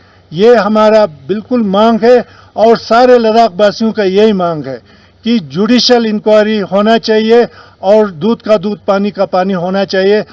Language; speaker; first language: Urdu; non-native, local second language; Ladakhi